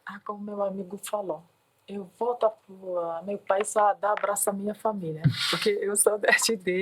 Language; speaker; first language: Portuguese; non-native, learner; Arabic